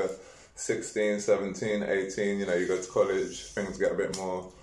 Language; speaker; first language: English; native; English